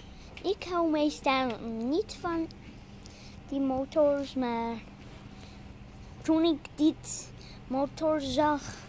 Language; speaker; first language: Dutch; non-native, learner; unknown